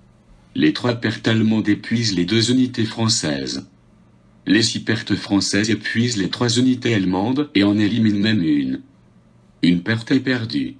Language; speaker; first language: French; native; French